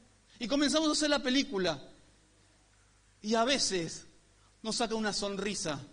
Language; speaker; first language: Spanish; native; Spanish